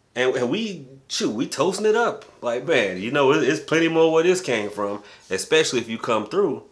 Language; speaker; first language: English; native; English